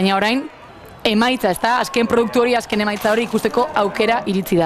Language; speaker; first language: Basque; native; Basque